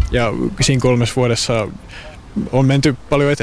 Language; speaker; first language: Finnish; native; Finnish